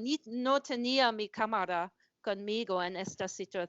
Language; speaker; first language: Spanish; non-native, learner; German